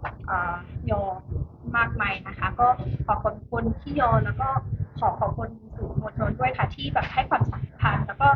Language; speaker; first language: Thai; non-native, fluent; Burmese